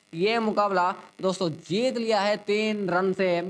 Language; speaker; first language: Hindi; native; Hindi